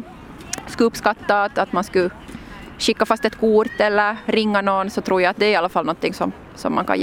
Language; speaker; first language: Swedish; native; Swedish